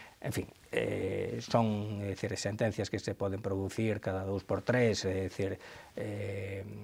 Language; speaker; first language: Galician; non-native, local second language; Spanish